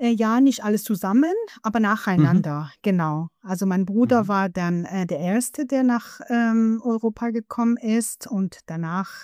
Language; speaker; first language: German; non-native, fluent; Persian